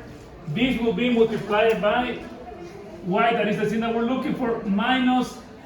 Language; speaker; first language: English; non-native, fluent; Spanish